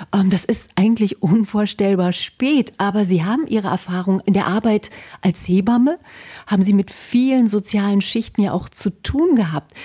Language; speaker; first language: German; native; German